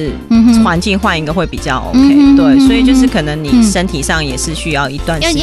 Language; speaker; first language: Chinese; native; Chinese